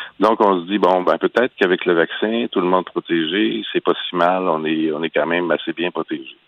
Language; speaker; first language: French; native; French